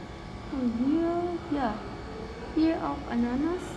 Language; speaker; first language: German; non-native, learner; Hiligaynon